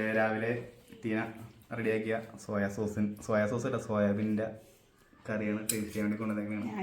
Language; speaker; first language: Malayalam; native; Malayalam